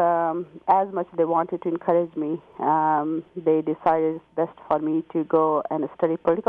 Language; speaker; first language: English; non-native, local second language; Hindi